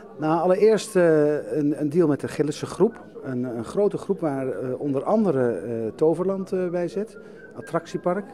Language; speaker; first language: Dutch; native; Dutch